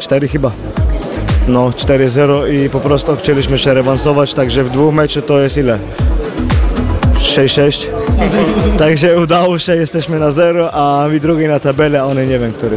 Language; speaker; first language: Polish; non-native, fluent; Slovenian